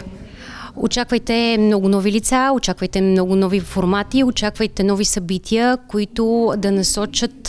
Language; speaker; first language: Bulgarian; native; Bulgarian